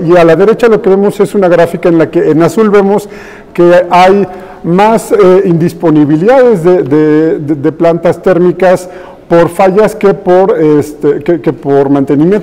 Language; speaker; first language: Spanish; native; Spanish